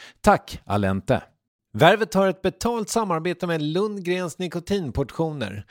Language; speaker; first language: Swedish; native; Swedish